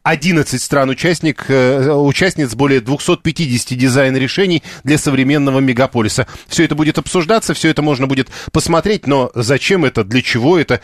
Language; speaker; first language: Russian; native; Russian